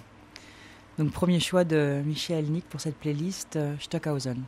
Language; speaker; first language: French; native; French